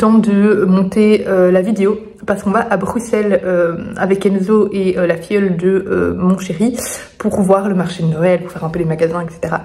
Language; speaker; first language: French; native; French